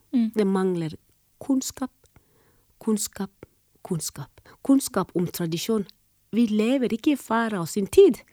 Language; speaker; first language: Norwegian; non-native, fluent; Somali